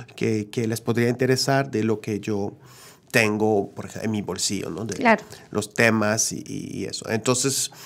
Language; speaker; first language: Spanish; non-native, fluent; French